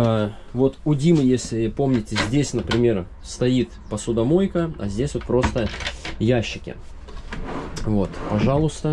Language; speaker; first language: Russian; native; Russian